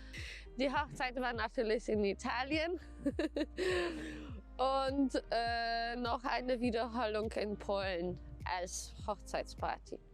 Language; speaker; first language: German; non-native, fluent; Polish